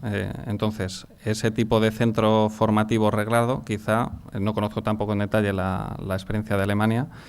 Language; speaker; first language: Spanish; native; Spanish